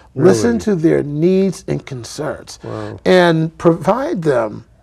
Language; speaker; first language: English; native; English